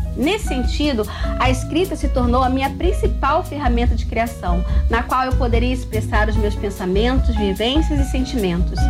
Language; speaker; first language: Portuguese; native; Portuguese